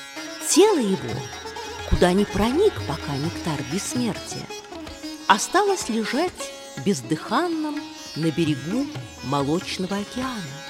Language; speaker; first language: Russian; native; Russian